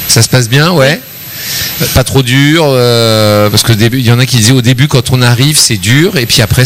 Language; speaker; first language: French; native; French